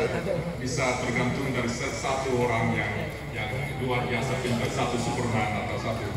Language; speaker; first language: Indonesian; non-native, fluent; English